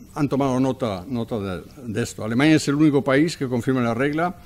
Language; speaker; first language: Spanish; non-native, fluent; German